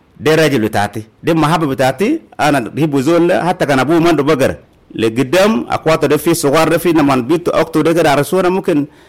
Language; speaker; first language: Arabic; non-native, local second language; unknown